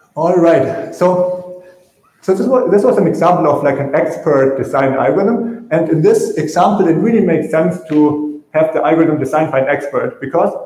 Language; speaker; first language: English; non-native, fluent; German